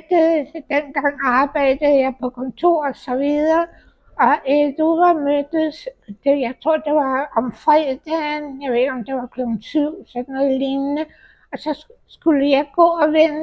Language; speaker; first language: Danish; early bilingual, heritage; Danish